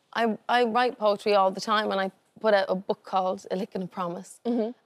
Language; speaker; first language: English; native; English